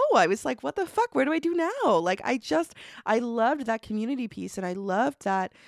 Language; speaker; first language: English; native; English